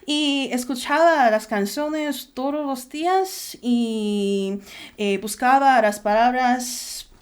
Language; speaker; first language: Spanish; non-native, learner; Chinese